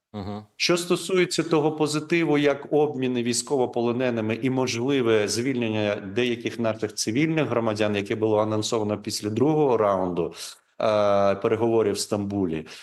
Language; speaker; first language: Ukrainian; non-native, local second language; Crimean Tatar